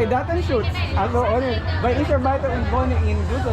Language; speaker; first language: German; non-native, learner; Filipino